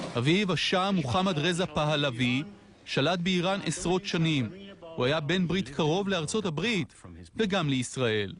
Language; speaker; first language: Hebrew; native; Hebrew